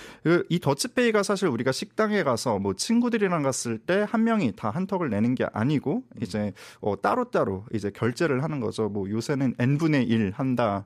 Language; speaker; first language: Korean; native; Korean